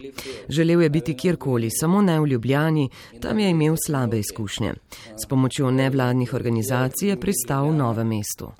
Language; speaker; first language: Slovenian; native; Slovenian